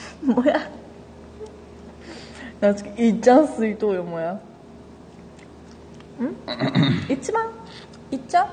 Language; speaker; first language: Korean; non-native, learner; Japanese